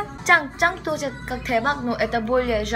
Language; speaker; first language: Russian; non-native, learner; Korean